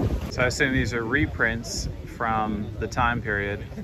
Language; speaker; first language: English; native; English